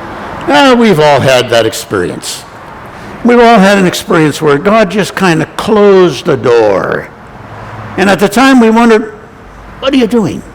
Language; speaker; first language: English; native; English